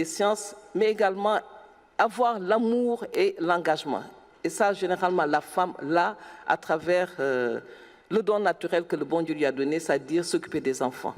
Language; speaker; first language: French; non-native, local second language; Wolof